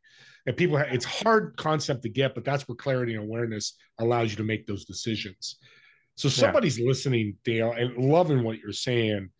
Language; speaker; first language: English; native; English